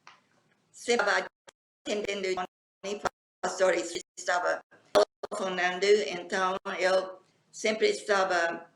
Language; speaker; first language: Portuguese; non-native, fluent; English